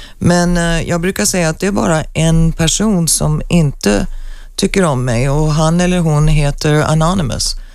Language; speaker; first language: Swedish; native; Swedish